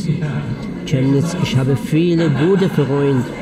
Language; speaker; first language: German; non-native, learner; Persian